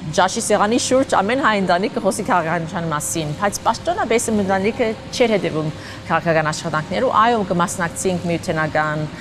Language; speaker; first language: Armenian; early bilingual, heritage; Armenian